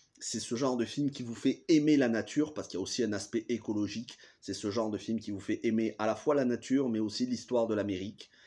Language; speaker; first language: French; native; French